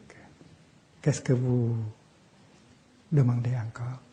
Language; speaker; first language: French; non-native, fluent; Vietnamese